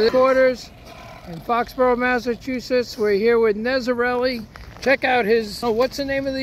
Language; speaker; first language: English; native; English